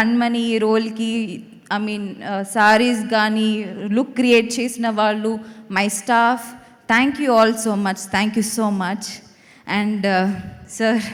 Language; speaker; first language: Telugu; non-native, fluent; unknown